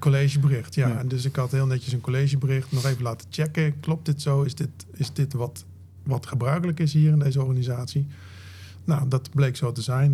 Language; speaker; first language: Dutch; native; Dutch